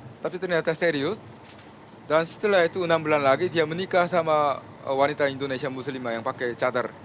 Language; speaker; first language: Indonesian; non-native, fluent; Korean